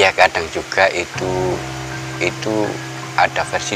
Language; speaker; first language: Indonesian; native; Indonesian